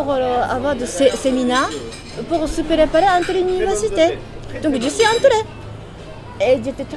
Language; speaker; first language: French; non-native, learner; Japanese